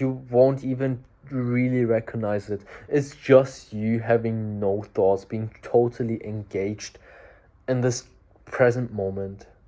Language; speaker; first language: English; non-native, fluent; German